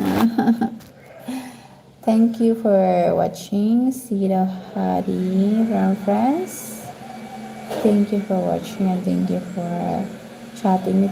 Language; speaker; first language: English; non-native, learner; Cebuano